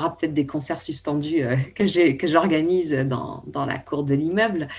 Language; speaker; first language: French; native; French